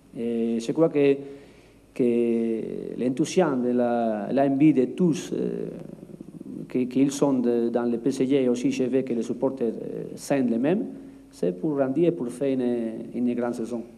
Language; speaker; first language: French; non-native, learner; Spanish